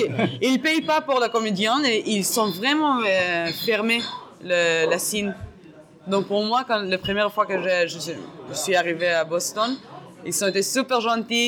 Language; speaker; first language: French; non-native, learner; Hebrew